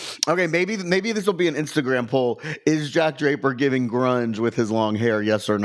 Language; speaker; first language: English; native; English